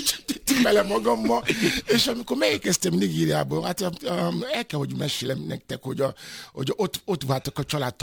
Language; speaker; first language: Hungarian; non-native, fluent; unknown